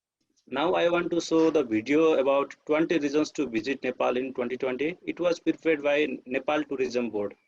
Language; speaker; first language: English; non-native, fluent; Nepali